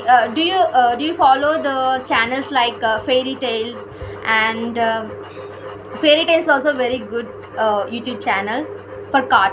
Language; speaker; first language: English; non-native, learner; Kannada